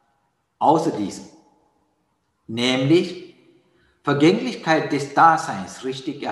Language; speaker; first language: German; non-native, learner; Sinhala